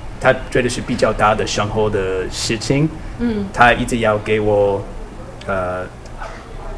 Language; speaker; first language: Chinese; non-native, learner; English